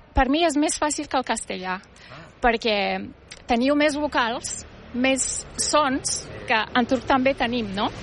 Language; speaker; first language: Catalan; non-native, fluent; Turkish